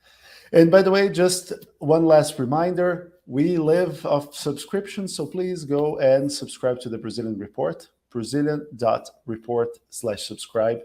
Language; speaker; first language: English; non-native, fluent; Portuguese